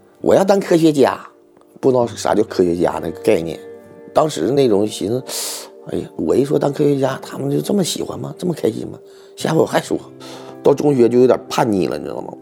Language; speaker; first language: Chinese; native; Chinese